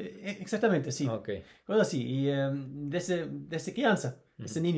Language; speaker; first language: Spanish; non-native, learner; German